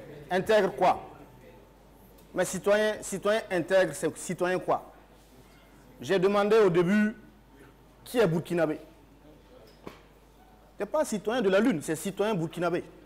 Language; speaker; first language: French; non-native, local second language; Mossi